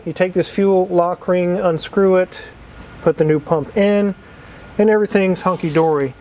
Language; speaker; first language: English; native; English